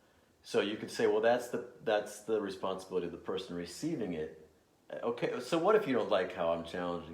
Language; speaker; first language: English; native; English